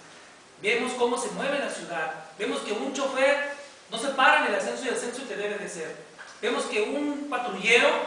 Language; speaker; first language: Spanish; native; Spanish